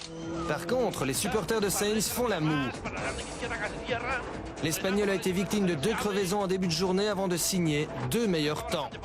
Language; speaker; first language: French; native; French